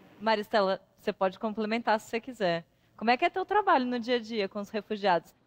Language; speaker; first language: Portuguese; native; Portuguese